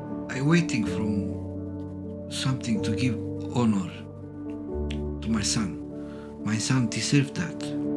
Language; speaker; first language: English; non-native, learner; Romanian